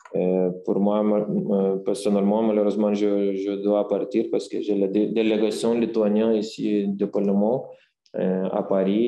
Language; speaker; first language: French; non-native, fluent; Lithuanian